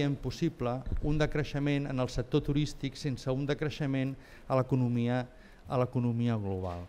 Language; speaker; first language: Catalan; native; Catalan